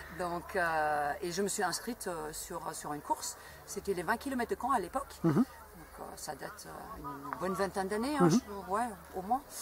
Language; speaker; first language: French; non-native, fluent; German